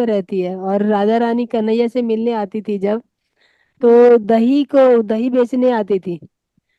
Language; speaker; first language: Hindi; native; Hindi